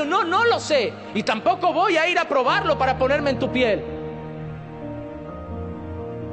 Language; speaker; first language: Spanish; native; Spanish